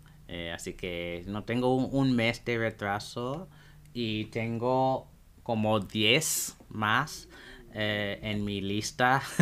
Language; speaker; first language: Spanish; non-native, fluent; English